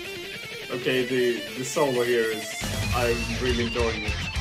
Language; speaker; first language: English; non-native, fluent; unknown